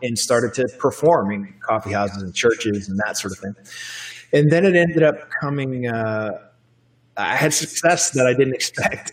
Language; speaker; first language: English; native; English